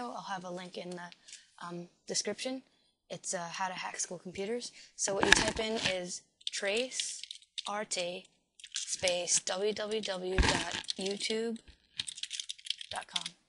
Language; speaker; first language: English; native; English